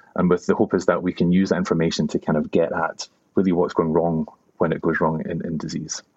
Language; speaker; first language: English; native; English